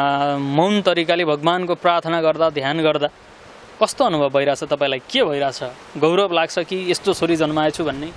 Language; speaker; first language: Nepali; native; Nepali